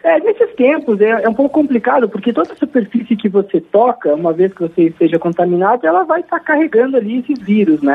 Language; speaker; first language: Portuguese; native; Portuguese